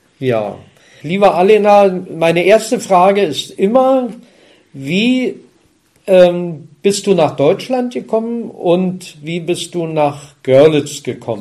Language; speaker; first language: German; native; German